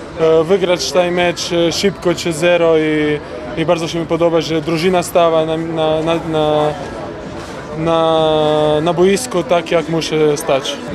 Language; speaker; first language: Polish; non-native, learner; Slovenian